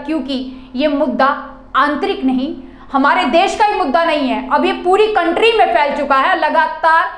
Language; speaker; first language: Hindi; native; Hindi